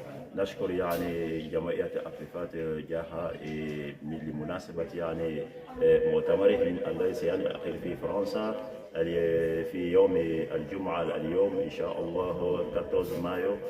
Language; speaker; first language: Arabic; non-native, fluent; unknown